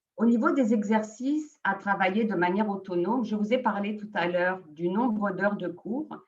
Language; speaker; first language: French; native; French